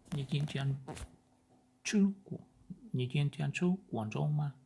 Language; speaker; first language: Chinese; non-native, learner; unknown